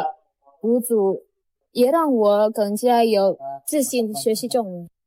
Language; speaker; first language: Chinese; non-native, fluent; Indonesian